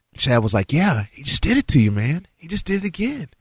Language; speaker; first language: English; native; English